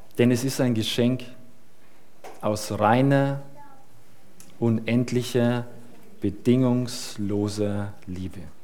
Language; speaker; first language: German; early bilingual, other home language; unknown